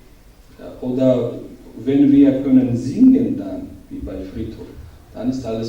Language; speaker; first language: German; non-native, learner; Georgian